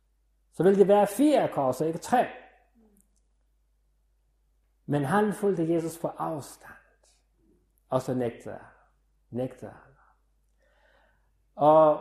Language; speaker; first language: Danish; non-native, fluent; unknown